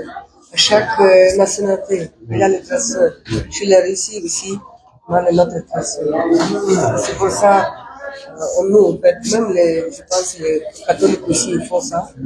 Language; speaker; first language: French; non-native, fluent; Russian